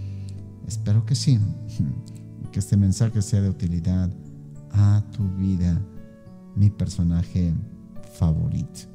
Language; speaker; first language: Spanish; native; Spanish